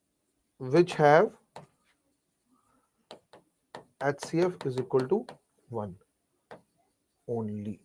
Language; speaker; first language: English; non-native, local second language; Hindi